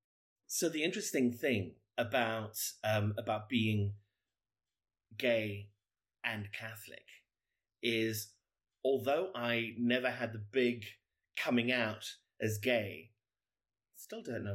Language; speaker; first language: English; native; English